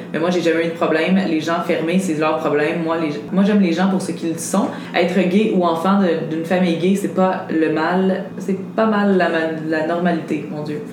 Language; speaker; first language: French; native; French